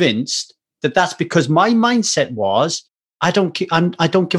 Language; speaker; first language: English; native; English